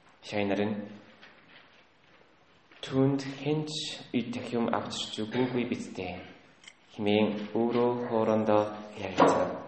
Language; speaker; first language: Mongolian; native; Mongolian